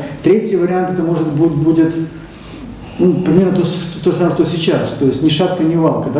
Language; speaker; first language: Russian; native; Russian